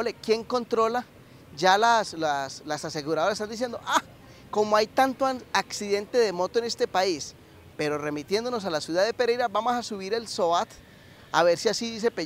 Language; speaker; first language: Spanish; native; Spanish